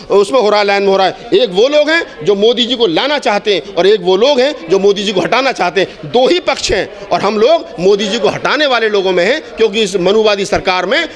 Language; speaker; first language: Hindi; native; Hindi